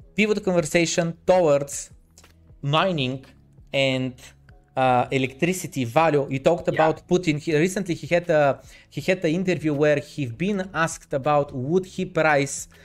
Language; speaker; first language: English; non-native, fluent; Bulgarian